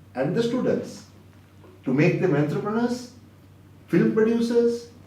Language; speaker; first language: English; non-native, local second language; Sinhala